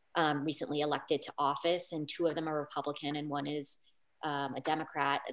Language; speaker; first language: English; native; English